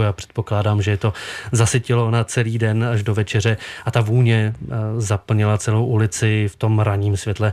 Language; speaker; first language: Czech; native; Czech